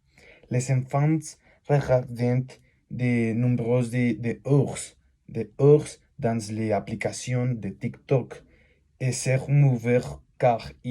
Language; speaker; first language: French; non-native, learner; Spanish